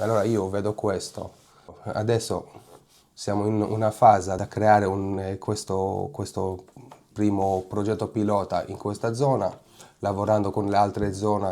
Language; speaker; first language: Italian; non-native, fluent; Hebrew